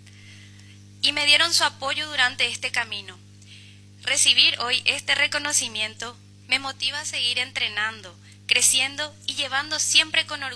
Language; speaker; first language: Spanish; native; Spanish